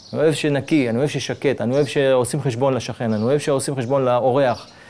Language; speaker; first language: Hebrew; non-native, local second language; Adyghe